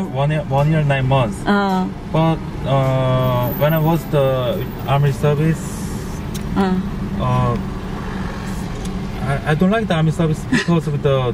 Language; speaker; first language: English; non-native, learner; Korean